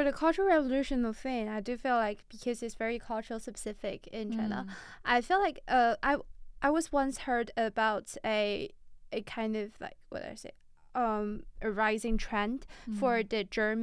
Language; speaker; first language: English; non-native, fluent; Chinese